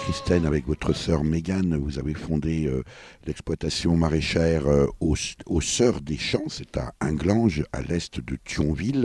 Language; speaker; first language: French; native; French